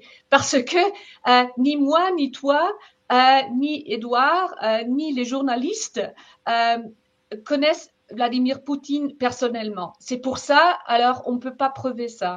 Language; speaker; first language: French; non-native, fluent; German